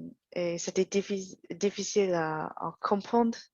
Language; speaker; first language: French; non-native, learner; English